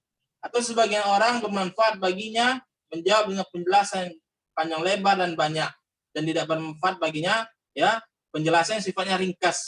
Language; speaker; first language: Indonesian; native; Indonesian